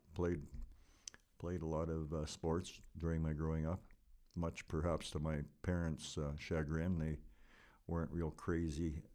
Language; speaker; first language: English; non-native, fluent; Ukrainian